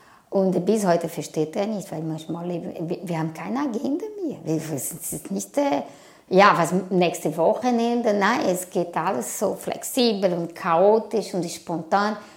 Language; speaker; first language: German; non-native, fluent; Portuguese